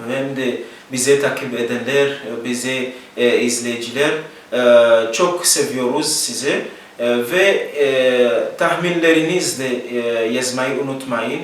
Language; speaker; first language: Turkish; non-native, learner; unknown